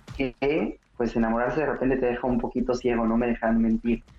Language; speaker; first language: Spanish; native; Spanish